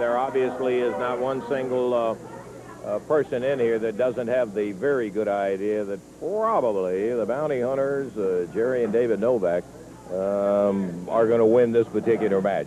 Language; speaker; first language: English; native; English